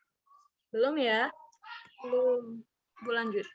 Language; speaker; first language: Indonesian; native; Indonesian